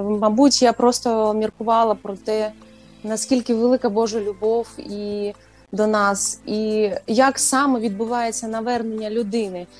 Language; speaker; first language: Ukrainian; non-native, local second language; Russian